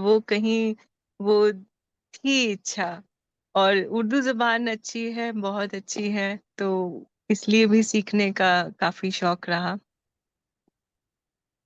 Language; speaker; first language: Hindi; native; Hindi